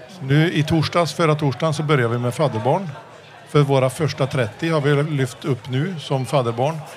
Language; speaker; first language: Swedish; early bilingual, heritage; Swedish